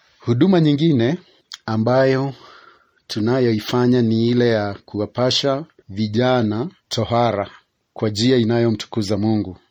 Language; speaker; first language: Swahili; non-native, local second language; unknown